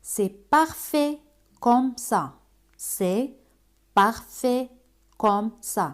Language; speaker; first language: French; non-native, fluent; Spanish